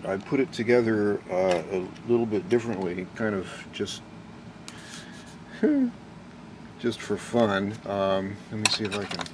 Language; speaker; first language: English; native; English